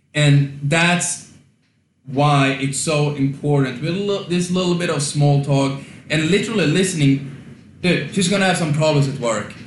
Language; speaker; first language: English; non-native, fluent; Swedish